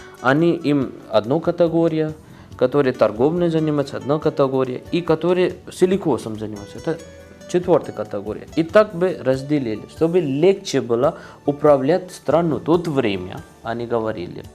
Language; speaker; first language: Russian; non-native, learner; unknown